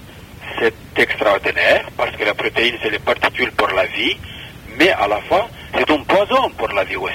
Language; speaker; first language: French; non-native, fluent; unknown